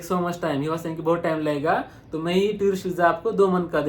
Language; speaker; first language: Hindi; non-native, local second language; Marathi